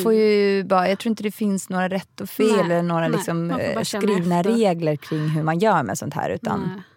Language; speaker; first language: Swedish; native; Swedish